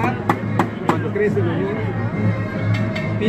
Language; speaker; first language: Spanish; non-native, local second language; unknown